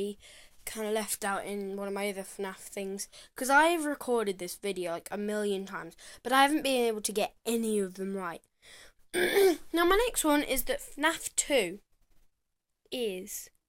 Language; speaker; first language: English; native; English